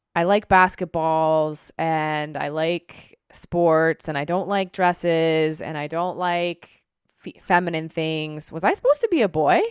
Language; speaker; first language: English; native; English